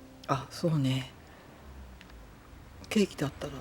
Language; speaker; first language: Japanese; native; Japanese